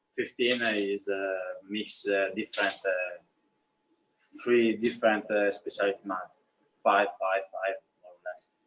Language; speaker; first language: English; non-native, learner; Italian